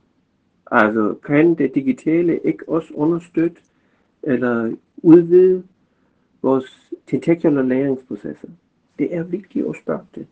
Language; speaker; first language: Danish; non-native, fluent; German